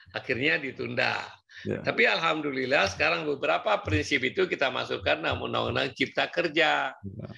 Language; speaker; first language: Indonesian; non-native, local second language; Achinese